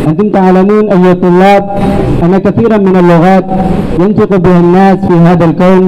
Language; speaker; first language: Arabic; non-native, learner; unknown